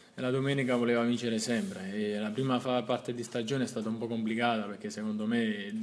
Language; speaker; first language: Italian; native; Italian